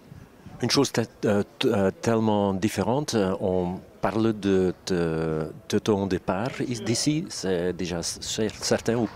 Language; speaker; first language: French; non-native, local second language; Dutch